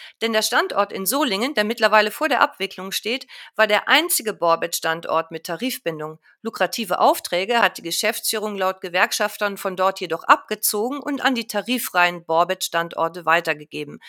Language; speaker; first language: German; native; German